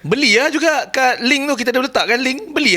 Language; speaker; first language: Malay; native; Malay